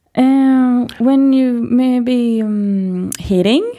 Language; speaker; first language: English; non-native, fluent; Greek